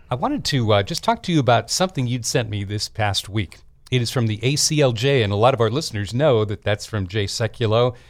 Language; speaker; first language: English; native; English